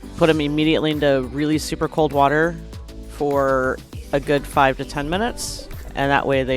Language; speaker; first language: English; native; English